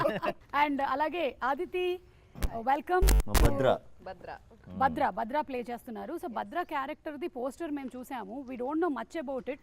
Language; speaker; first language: Telugu; native; Telugu